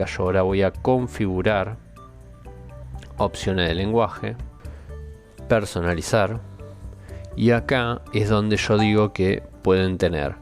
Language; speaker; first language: Spanish; native; Spanish